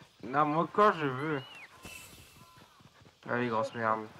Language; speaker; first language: French; native; French